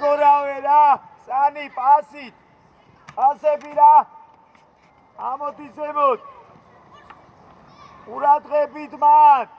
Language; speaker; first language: Georgian; native; Georgian